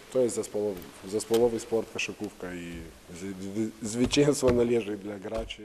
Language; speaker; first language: Polish; non-native, fluent; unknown